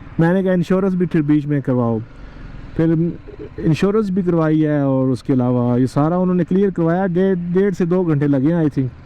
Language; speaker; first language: Urdu; native; Urdu